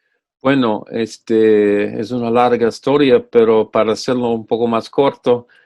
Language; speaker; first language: Spanish; non-native, fluent; English